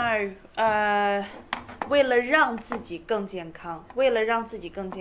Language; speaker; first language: Chinese; non-native, fluent; English